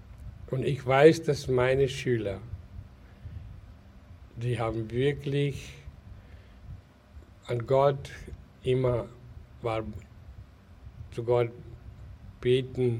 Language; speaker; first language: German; non-native, learner; Hindi